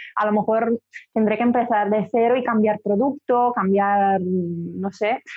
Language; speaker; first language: Spanish; non-native, fluent; Italian